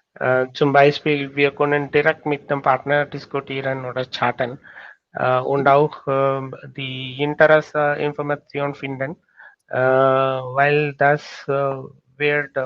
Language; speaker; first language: German; non-native, learner; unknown